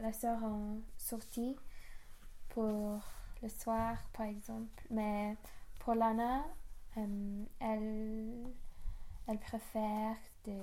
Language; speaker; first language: French; non-native, learner; English